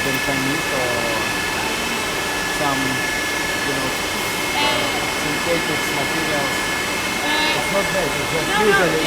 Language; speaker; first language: English; non-native, learner; Russian